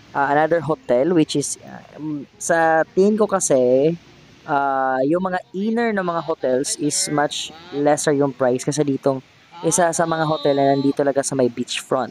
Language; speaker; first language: Filipino; non-native, local second language; Hiligaynon